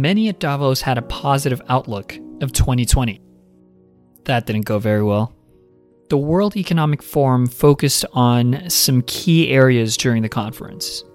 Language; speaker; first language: English; non-native, local second language; Filipino